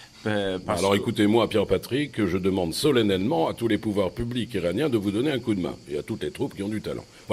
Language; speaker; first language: French; native; French